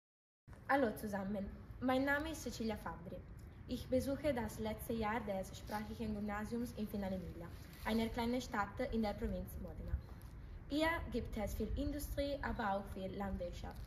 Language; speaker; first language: German; non-native, learner; Italian